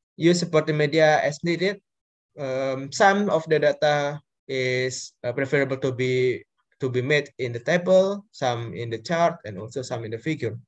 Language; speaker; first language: English; non-native, learner; Indonesian